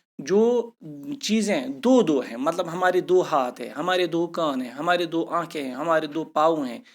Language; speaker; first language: Urdu; non-native, local second language; Kashmiri